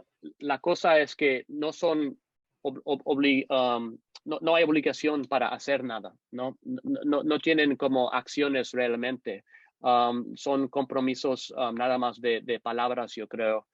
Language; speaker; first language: Spanish; non-native, fluent; English